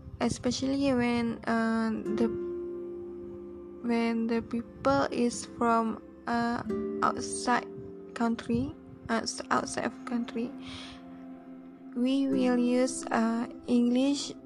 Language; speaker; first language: English; non-native, learner; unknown